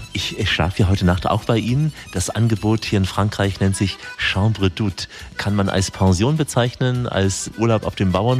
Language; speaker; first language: German; native; German